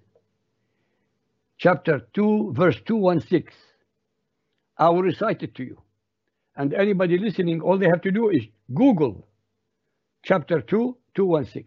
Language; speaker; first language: English; non-native, fluent; Arabic